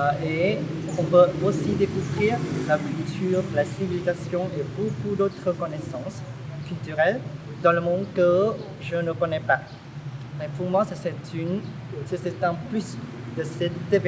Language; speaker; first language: French; non-native, learner; Vietnamese